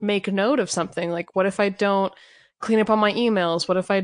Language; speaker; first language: English; native; English